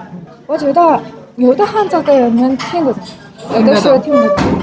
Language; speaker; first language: Chinese; non-native, learner; Mongolian